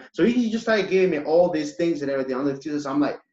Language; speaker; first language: English; early bilingual, other home language; Spanish